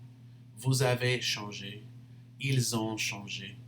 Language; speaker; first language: French; non-native, fluent; English